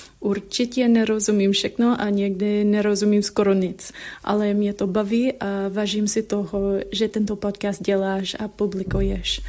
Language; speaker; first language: Czech; non-native, learner; English